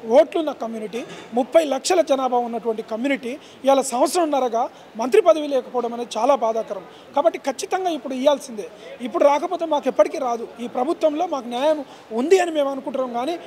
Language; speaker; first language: Telugu; non-native, local second language; Lambadi